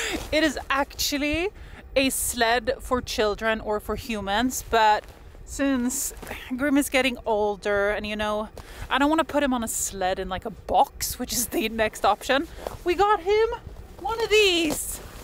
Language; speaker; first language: English; non-native, fluent; Swedish